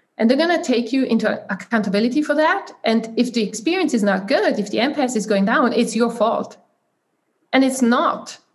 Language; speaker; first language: English; non-native, fluent; German